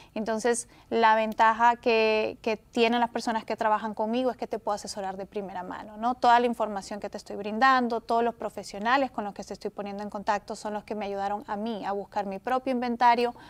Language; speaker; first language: Spanish; native; Spanish